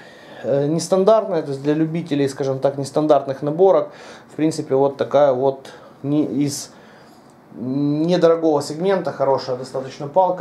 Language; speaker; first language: Russian; native; Russian